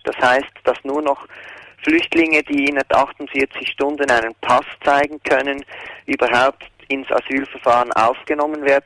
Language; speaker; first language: German; native; German